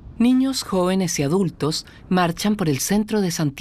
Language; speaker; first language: Spanish; native; Spanish